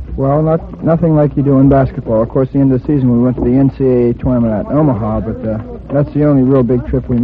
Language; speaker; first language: English; native; English